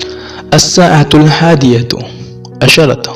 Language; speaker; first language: Arabic; non-native, fluent; Urdu